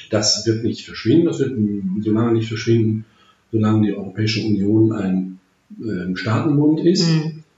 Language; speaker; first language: German; native; German